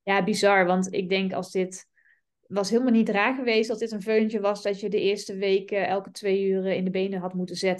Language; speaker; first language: Dutch; native; Dutch